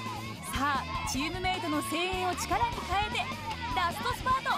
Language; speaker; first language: Japanese; native; Japanese